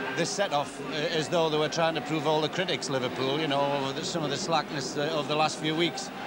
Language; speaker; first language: English; native; English